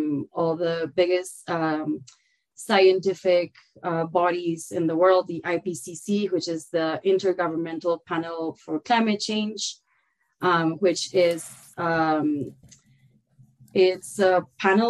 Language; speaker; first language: English; non-native, fluent; Spanish